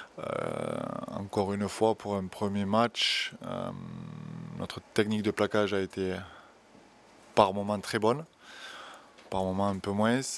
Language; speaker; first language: French; native; French